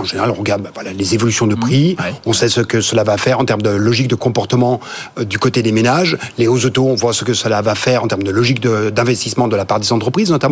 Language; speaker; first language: French; native; French